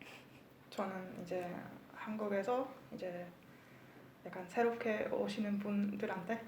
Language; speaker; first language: Korean; non-native, fluent; Hungarian